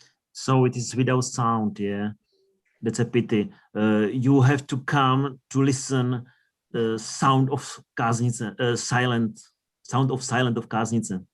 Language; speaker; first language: English; non-native, learner; Czech